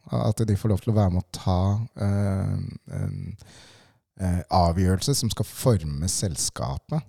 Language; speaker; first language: Norwegian; early bilingual, other home language; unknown